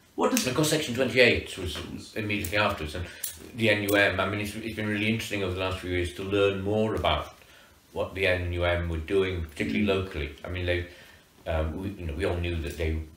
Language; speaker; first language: English; native; English